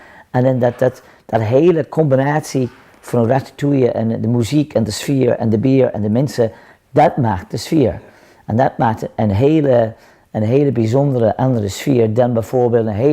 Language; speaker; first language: Dutch; non-native, fluent; English